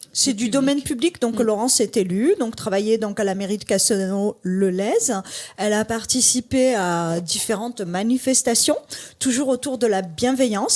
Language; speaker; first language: French; native; French